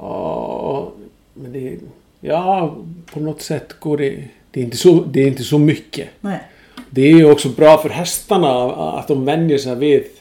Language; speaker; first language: Swedish; non-native, fluent; Icelandic